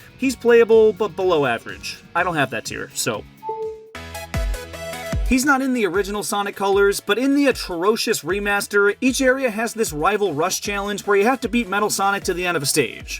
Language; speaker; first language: English; native; English